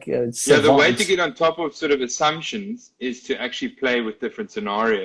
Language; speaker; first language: English; native; English